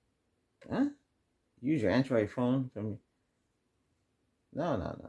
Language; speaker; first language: English; native; English